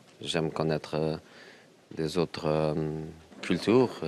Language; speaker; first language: French; non-native, learner; Portuguese